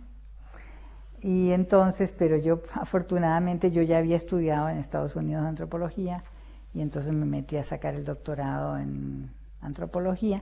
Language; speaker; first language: Spanish; early bilingual, other home language; Russian